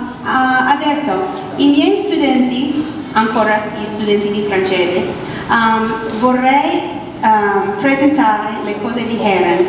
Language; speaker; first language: Italian; non-native, learner; English